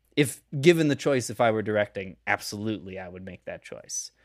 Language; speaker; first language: English; native; English